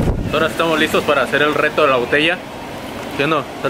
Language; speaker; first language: Spanish; native; Spanish